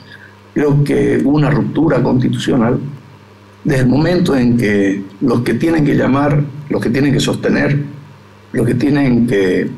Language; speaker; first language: Spanish; native; Spanish